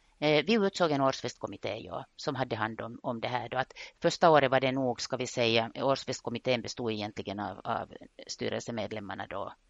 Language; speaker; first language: Swedish; native; Swedish